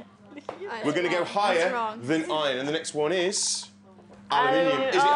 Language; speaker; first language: English; native; English